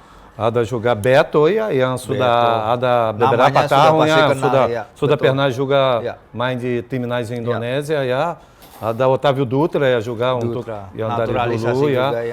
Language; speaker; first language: Indonesian; non-native, fluent; Portuguese